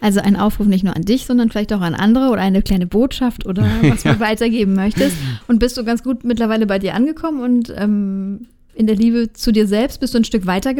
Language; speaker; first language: German; native; German